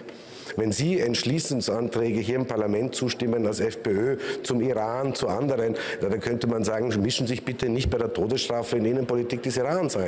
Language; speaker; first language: German; native; German